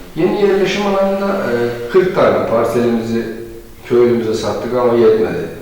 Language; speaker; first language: Turkish; native; Turkish